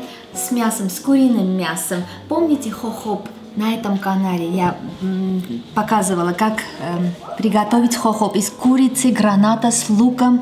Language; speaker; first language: Russian; non-native, fluent; Armenian